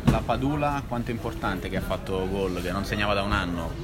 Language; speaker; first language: Italian; native; Italian